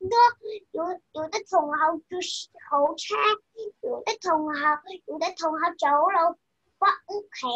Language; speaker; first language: Cantonese; early bilingual, other home language; Chinese